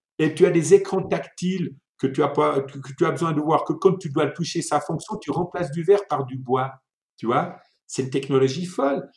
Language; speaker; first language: French; early bilingual, other home language; Italian